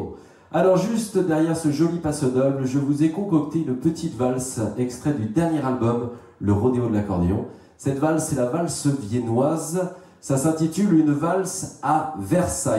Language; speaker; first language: French; native; French